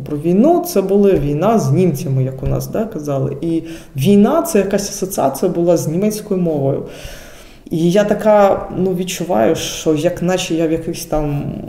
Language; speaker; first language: Ukrainian; non-native, local second language; Russian